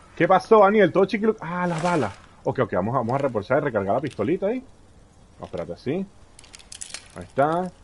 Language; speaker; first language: Spanish; native; Spanish